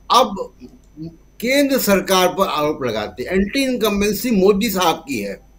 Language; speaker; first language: Hindi; native; Hindi